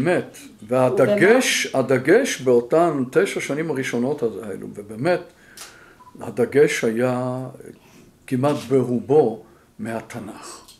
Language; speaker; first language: Hebrew; non-native, fluent; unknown